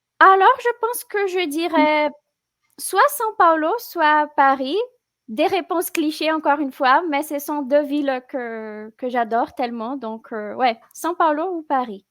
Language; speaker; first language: French; non-native, fluent; Portuguese